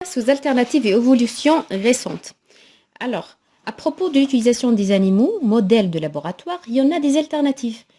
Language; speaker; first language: French; non-native, local second language; Arabic